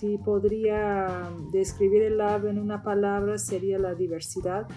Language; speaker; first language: Spanish; non-native, fluent; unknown